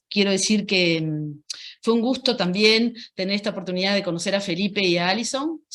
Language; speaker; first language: Spanish; native; Spanish